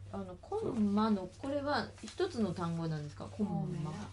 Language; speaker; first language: Japanese; native; Japanese